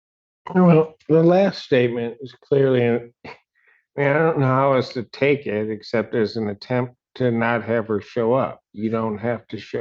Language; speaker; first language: English; native; English